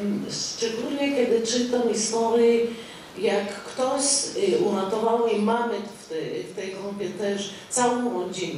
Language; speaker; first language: Polish; non-native, fluent; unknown